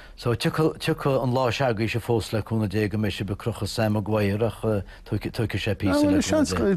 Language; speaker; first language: Irish; native; Irish